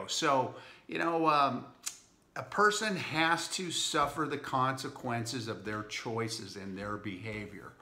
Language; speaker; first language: English; native; English